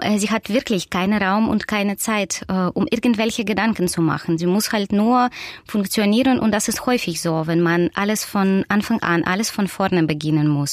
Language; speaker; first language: German; non-native, fluent; Russian